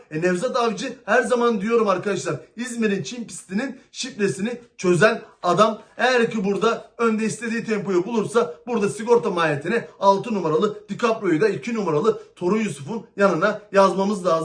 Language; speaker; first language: Turkish; native; Turkish